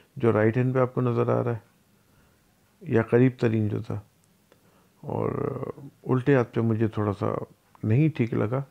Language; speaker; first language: Urdu; native; Urdu